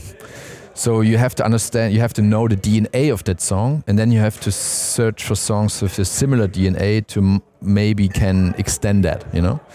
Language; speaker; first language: English; non-native, fluent; German